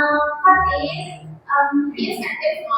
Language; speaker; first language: English; non-native, fluent; Indonesian